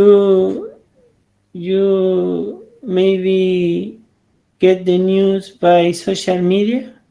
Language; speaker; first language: English; non-native, learner; Spanish